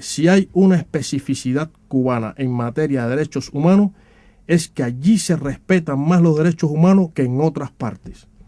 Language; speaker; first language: Spanish; native; Spanish